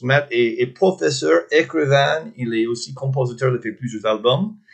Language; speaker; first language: French; non-native, fluent; English